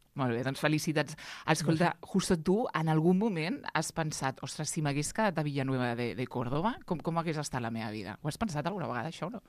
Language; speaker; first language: Catalan; native; Catalan